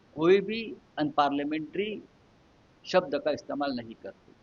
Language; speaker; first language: Hindi; non-native, local second language; Marathi